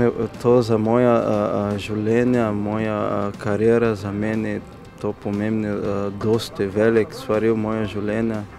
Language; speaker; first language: Slovenian; non-native, learner; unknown